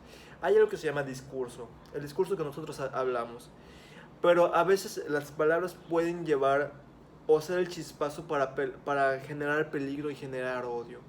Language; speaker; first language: Spanish; native; Spanish